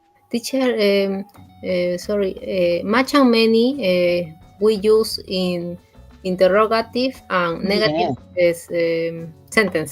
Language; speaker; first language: English; non-native, learner; Spanish